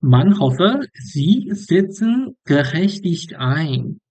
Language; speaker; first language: German; non-native, learner; English